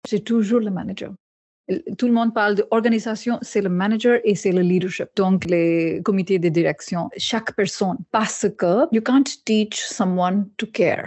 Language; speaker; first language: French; non-native, learner; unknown